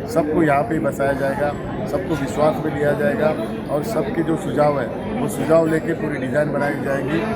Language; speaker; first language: Hindi; non-native, local second language; Marathi